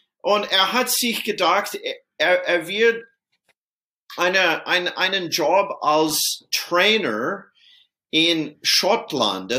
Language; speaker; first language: German; non-native, fluent; English